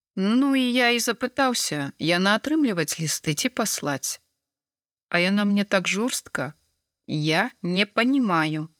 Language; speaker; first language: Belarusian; non-native, local second language; Russian